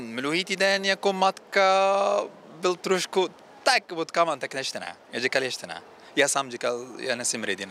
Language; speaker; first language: Czech; non-native, learner; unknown